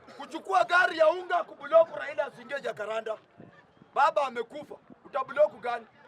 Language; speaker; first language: Swahili; native; Swahili